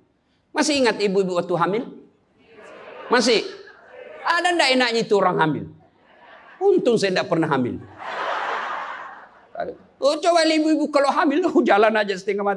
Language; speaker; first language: Indonesian; native; Indonesian